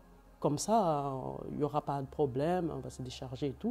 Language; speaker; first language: French; non-native, local second language; Lingala